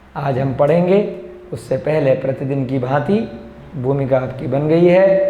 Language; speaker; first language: Hindi; native; Hindi